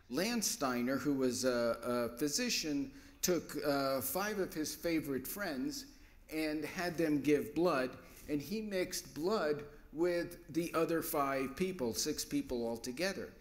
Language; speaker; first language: English; native; English